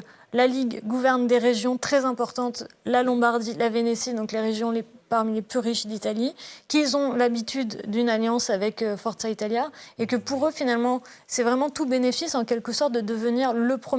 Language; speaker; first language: French; native; French